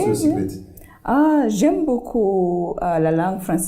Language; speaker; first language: French; non-native, learner; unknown